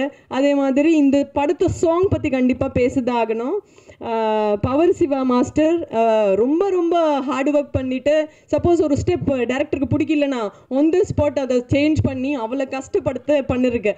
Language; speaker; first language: Tamil; non-native, fluent; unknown